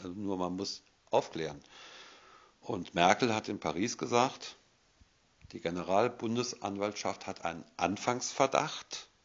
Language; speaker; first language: German; native; German